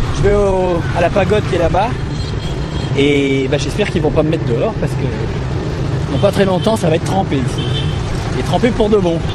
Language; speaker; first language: French; native; French